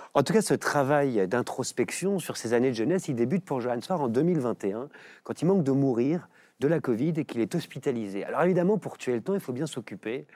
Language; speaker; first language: French; native; French